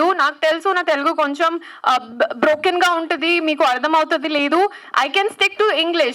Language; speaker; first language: Telugu; non-native, learner; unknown